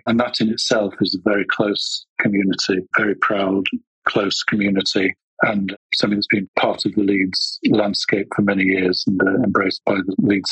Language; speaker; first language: English; native; English